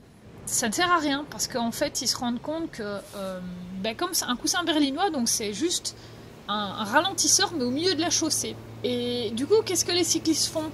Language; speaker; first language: French; native; French